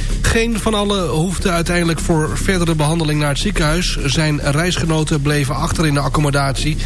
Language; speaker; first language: Dutch; native; Dutch